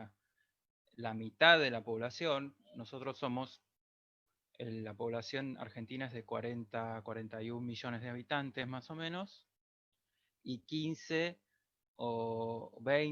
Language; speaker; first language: Spanish; native; Spanish